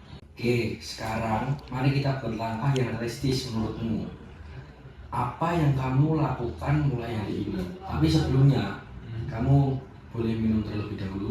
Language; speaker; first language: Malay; non-native, fluent; Indonesian